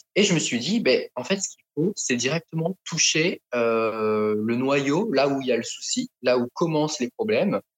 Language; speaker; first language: French; native; French